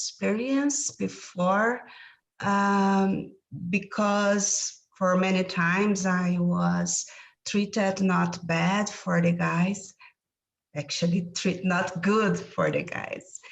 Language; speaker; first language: English; non-native, learner; Portuguese